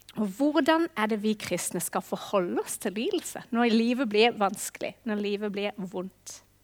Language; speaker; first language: Norwegian; non-native, fluent; English